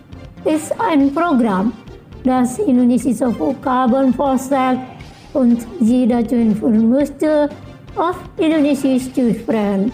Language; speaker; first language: German; non-native, learner; Indonesian